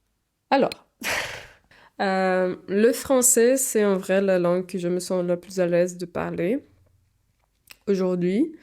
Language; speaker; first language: French; non-native, fluent; Portuguese